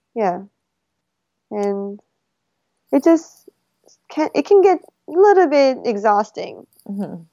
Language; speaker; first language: English; early bilingual, other home language; Korean